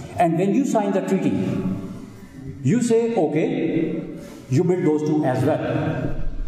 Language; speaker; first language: English; non-native, local second language; Urdu